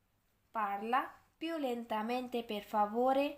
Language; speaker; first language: Italian; non-native, fluent; Urdu